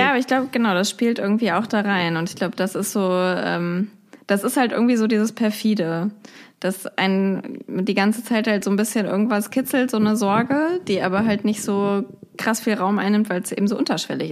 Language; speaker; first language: German; native; German